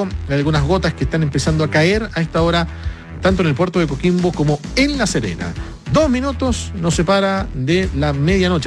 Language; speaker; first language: Spanish; native; Spanish